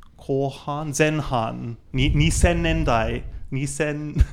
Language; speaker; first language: Japanese; non-native, fluent; English